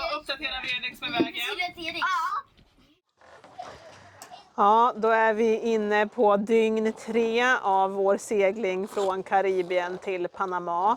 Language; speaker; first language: Swedish; native; Swedish